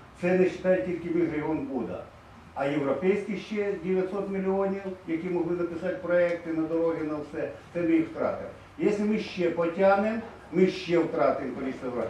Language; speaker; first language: Ukrainian; native; Ukrainian